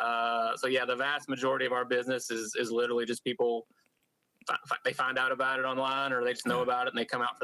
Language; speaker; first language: English; native; English